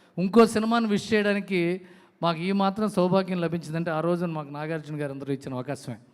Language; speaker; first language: Telugu; native; Telugu